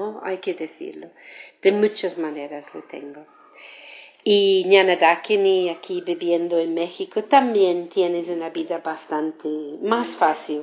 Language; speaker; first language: Spanish; non-native, fluent; English